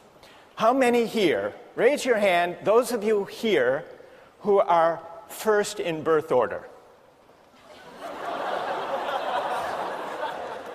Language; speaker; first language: English; native; English